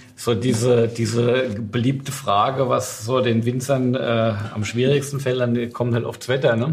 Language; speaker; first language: German; native; German